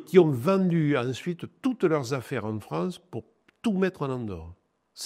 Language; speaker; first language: French; native; French